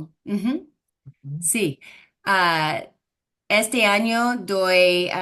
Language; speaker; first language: Spanish; non-native, fluent; English